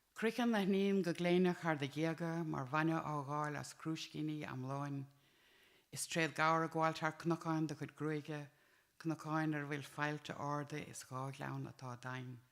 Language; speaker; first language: Irish; native; Irish